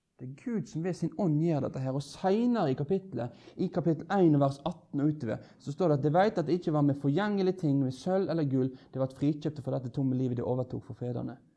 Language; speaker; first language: Norwegian; native; Norwegian